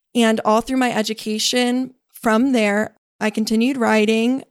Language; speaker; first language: English; native; English